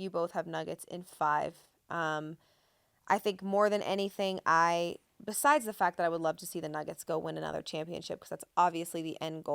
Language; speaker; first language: English; native; English